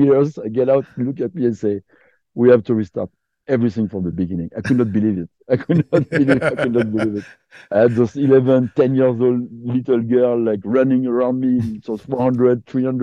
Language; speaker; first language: English; non-native, fluent; French